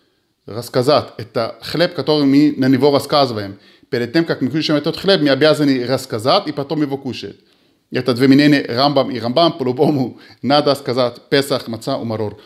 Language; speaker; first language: Russian; early bilingual, heritage; Hebrew